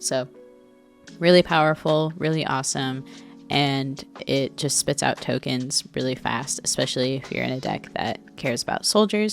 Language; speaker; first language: English; native; English